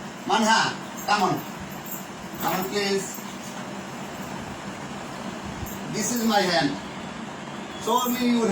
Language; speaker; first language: English; non-native, fluent; Bangla